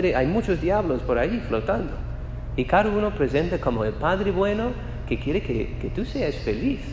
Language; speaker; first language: Spanish; non-native, fluent; English